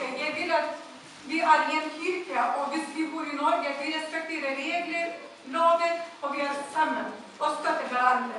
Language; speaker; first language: Swedish; non-native, learner; Lithuanian